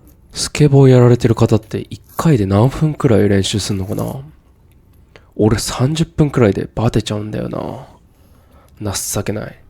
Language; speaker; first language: Japanese; native; Japanese